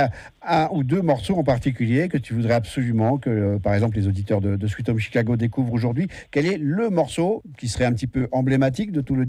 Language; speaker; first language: French; native; French